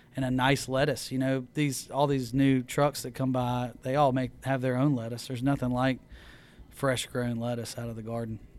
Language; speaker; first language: English; native; English